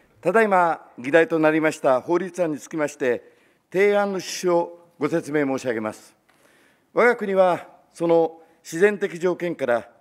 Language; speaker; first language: Japanese; native; Japanese